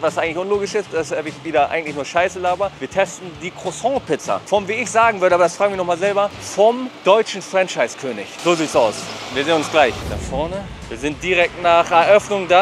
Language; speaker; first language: German; native; German